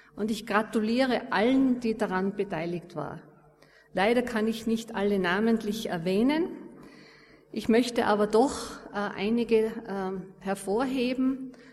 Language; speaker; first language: German; native; German